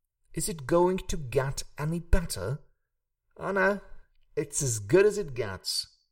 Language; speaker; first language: English; non-native, fluent; Hungarian